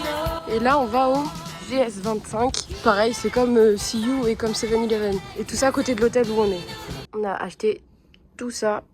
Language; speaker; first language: French; native; French